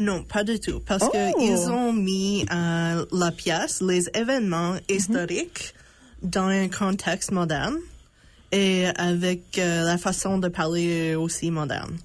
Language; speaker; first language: French; non-native, local second language; English